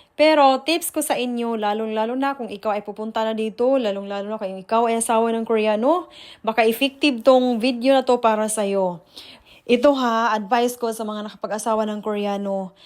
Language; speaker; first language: Filipino; non-native, local second language; Cebuano